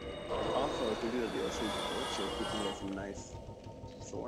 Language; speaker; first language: English; native; English